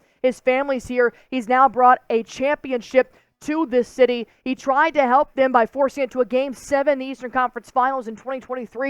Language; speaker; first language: English; native; English